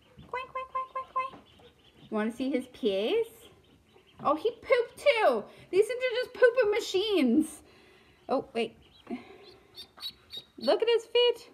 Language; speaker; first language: English; native; English